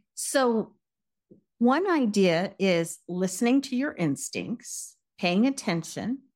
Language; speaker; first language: English; native; English